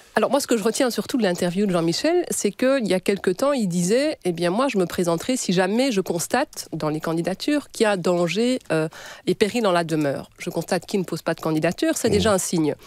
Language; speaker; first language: French; native; French